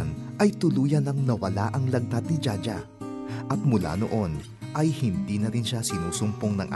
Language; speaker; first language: Filipino; native; Filipino